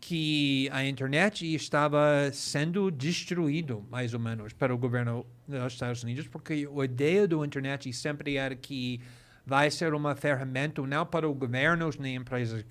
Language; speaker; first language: Portuguese; non-native, fluent; English